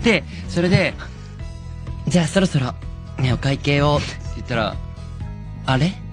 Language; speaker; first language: Japanese; native; Japanese